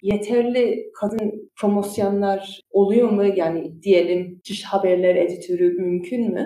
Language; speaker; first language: Turkish; early bilingual, heritage; Turkish